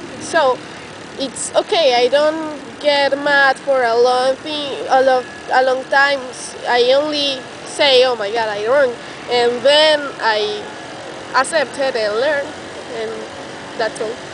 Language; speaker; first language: English; non-native, learner; Spanish